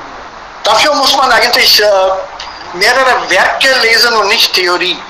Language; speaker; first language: German; non-native, fluent; Hindi